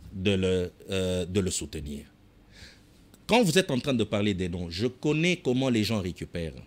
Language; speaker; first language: French; non-native, local second language; Swahili